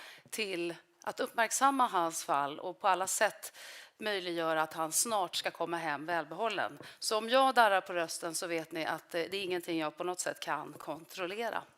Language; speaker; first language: Swedish; native; Swedish